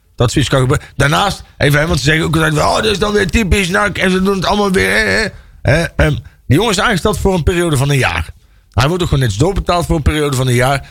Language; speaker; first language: Dutch; native; Dutch